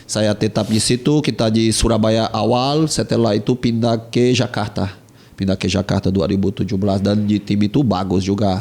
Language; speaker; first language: Indonesian; non-native, fluent; Portuguese